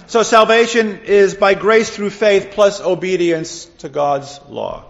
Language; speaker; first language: English; native; English